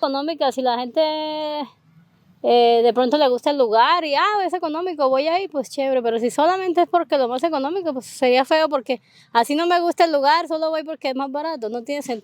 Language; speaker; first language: Spanish; native; Spanish